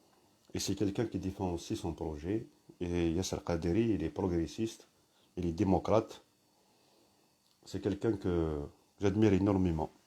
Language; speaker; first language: French; non-native, local second language; Kabyle